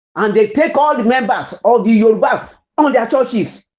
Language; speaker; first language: English; non-native, local second language; Yoruba